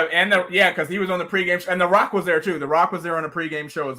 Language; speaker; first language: English; native; English